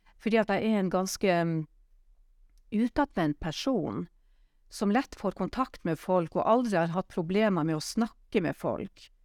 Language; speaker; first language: Norwegian; native; Norwegian